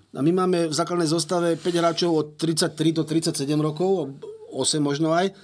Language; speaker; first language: Slovak; native; Slovak